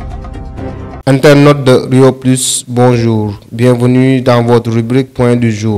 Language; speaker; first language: French; non-native, local second language; Wolof